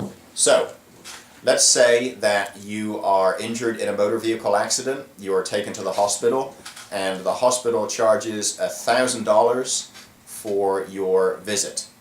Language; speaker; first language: English; native; English